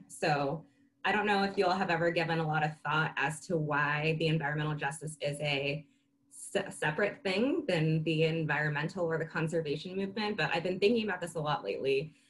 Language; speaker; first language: English; native; English